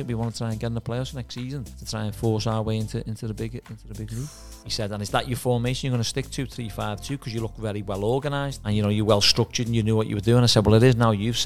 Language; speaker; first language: English; native; English